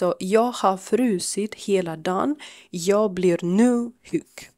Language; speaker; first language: Swedish; non-native, fluent; Ukrainian